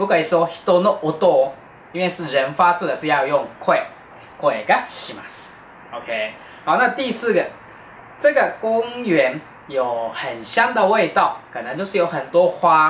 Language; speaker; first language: Chinese; non-native, fluent; Japanese